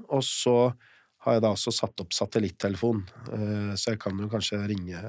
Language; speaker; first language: Norwegian; early bilingual, other home language; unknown